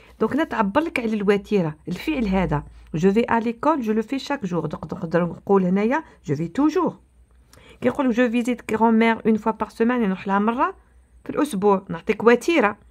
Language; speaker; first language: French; non-native, local second language; Arabic